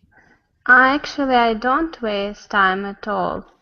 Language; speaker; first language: English; non-native, learner; Russian